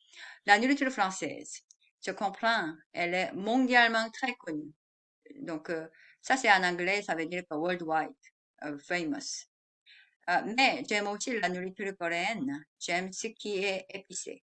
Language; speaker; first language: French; non-native, fluent; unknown